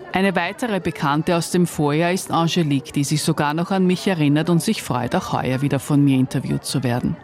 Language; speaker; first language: German; native; German